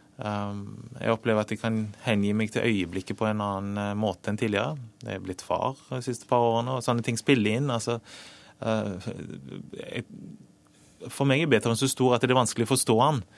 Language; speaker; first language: Norwegian; native; Norwegian